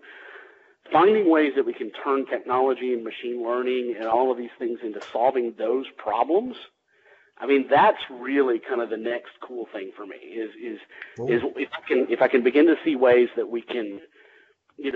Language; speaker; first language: English; native; English